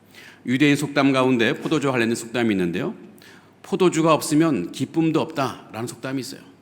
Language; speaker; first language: Korean; native; Korean